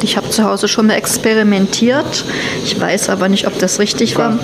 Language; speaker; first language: German; native; German